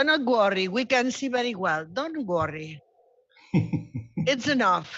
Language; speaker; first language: English; non-native, learner; Spanish